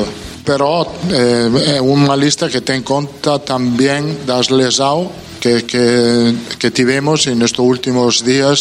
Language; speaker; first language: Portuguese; non-native, learner; Italian